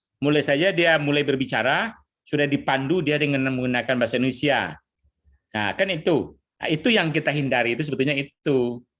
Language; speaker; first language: Indonesian; non-native, local second language; Minangkabau